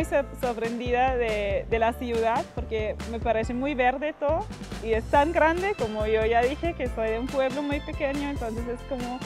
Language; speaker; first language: Spanish; non-native, fluent; German